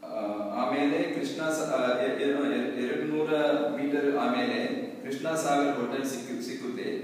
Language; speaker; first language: Kannada; non-native, learner; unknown